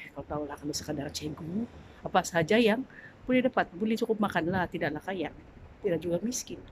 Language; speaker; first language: Malay; non-native, local second language; Central Dusun